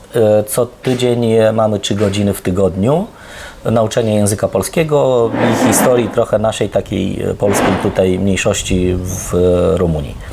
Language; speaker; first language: Polish; early bilingual, heritage; Polish